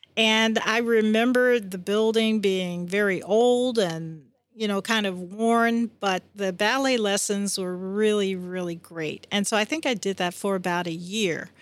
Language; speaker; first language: English; native; English